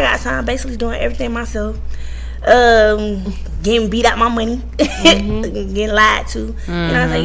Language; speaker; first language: English; native; English